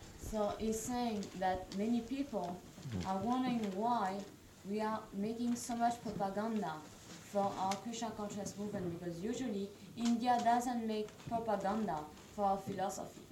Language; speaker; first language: English; non-native, fluent; French